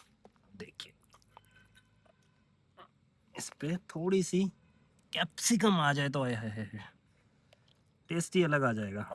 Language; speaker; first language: Hindi; non-native, local second language; Punjabi